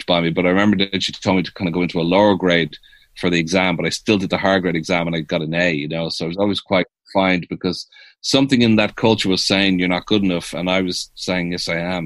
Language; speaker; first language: English; native; English